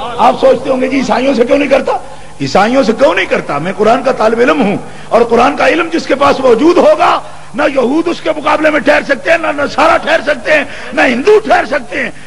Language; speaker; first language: Urdu; non-native, local second language; Punjabi